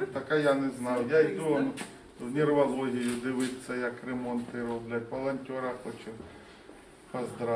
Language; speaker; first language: Ukrainian; non-native, local second language; Russian